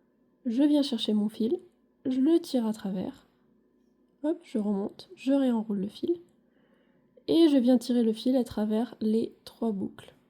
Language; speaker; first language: French; native; French